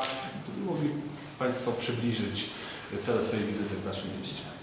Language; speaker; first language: Polish; native; Polish